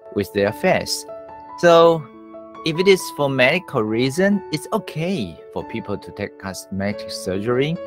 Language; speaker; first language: English; non-native, fluent; Chinese